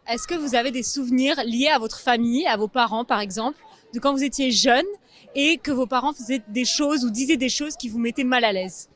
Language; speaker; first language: French; native; French